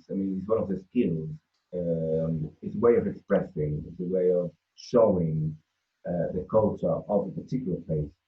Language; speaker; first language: English; non-native, fluent; Spanish